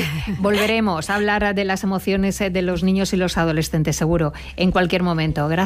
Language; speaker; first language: Spanish; native; Spanish